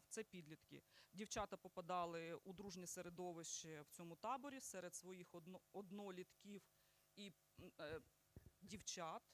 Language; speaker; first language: Ukrainian; native; Ukrainian